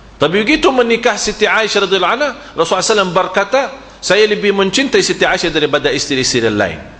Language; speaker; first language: Malay; non-native, fluent; Arabic